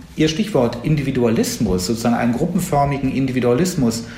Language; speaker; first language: German; native; German